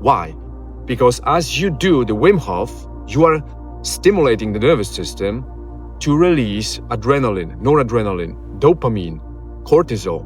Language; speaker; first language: English; non-native, fluent; Polish